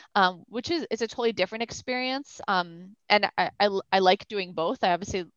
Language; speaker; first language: English; native; English